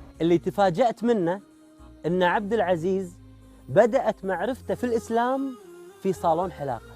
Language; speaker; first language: Arabic; native; Arabic